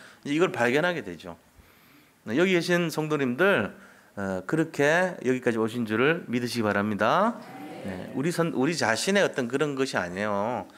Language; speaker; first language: Korean; native; Korean